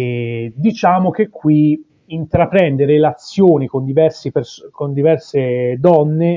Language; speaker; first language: Italian; native; Italian